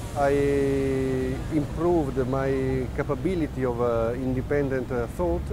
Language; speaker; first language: English; non-native, fluent; Italian